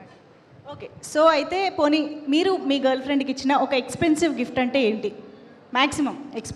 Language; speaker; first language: Telugu; native; Telugu